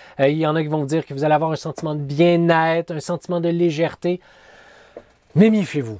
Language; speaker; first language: French; native; French